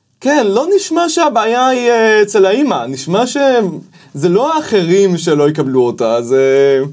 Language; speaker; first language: Hebrew; native; Hebrew